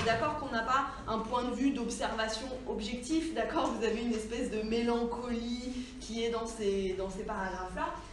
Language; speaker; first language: French; native; French